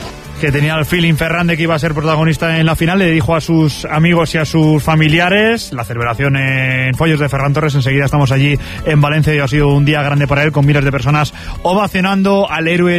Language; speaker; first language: Spanish; native; Spanish